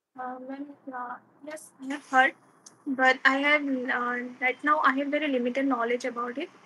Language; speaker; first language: English; non-native, local second language; Assamese